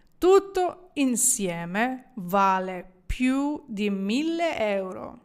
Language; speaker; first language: Italian; non-native, fluent; Ukrainian